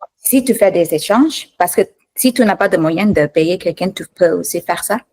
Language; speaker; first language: French; non-native, fluent; Thai